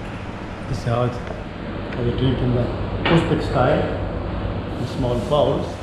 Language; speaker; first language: English; non-native, local second language; Urdu